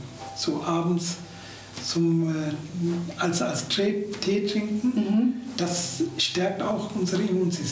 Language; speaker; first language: German; non-native, fluent; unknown